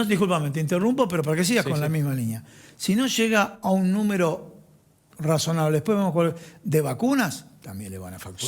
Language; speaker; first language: Spanish; native; Spanish